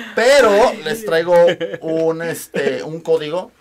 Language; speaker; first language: Spanish; native; Spanish